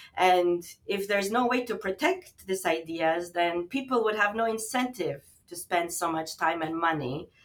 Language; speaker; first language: English; non-native, fluent; Albanian